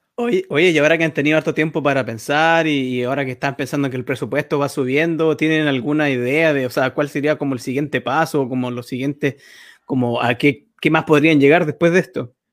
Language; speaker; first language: Spanish; native; Spanish